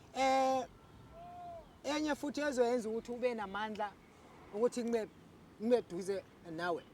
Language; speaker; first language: Zulu; non-native, local second language; Southern Sotho